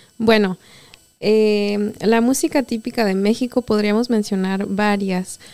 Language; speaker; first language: Spanish; native; Spanish